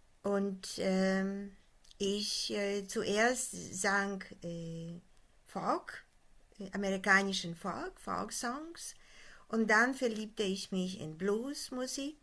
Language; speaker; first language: German; non-native, fluent; Polish